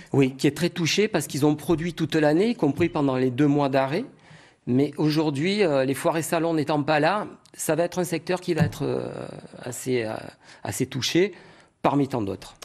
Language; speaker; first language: French; native; French